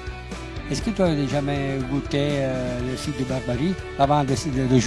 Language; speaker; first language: French; non-native, fluent; Italian